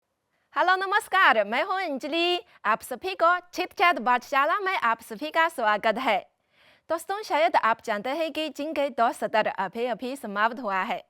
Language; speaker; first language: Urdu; non-native, fluent; Chinese